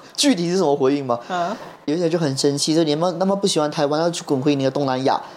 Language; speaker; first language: Chinese; native; Chinese